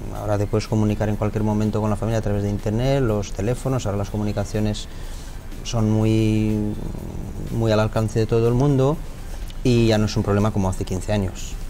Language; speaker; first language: Spanish; non-native, fluent; Romanian